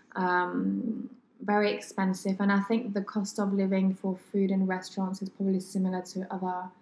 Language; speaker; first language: English; non-native, fluent; French